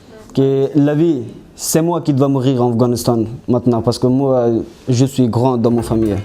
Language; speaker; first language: French; non-native, learner; Pashto